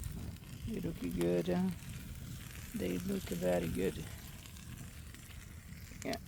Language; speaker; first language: English; non-native, fluent; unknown